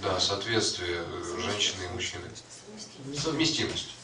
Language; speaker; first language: Russian; native; Russian